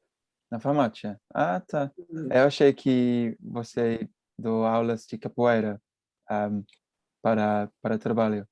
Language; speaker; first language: Portuguese; non-native, learner; English